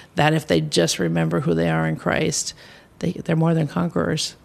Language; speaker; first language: English; native; English